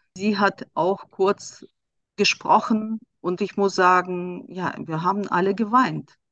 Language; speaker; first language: German; non-native, fluent; Russian